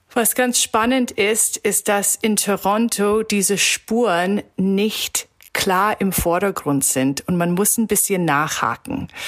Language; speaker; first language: German; early bilingual, heritage; German